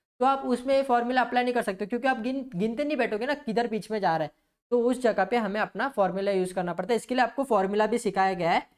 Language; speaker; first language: Hindi; non-native, local second language; Marathi